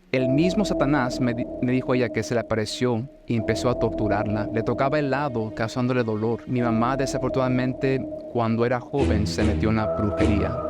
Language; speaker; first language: Spanish; early bilingual, heritage; Spanish